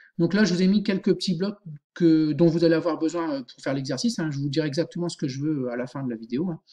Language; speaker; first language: French; native; French